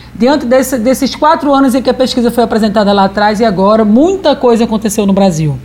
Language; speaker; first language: Portuguese; native; Portuguese